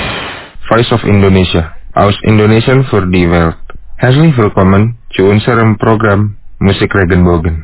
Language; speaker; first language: German; non-native, fluent; Indonesian